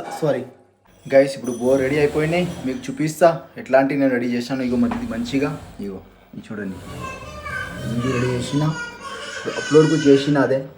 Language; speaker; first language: Telugu; non-native, learner; Hindi